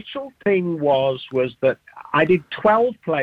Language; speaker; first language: English; native; English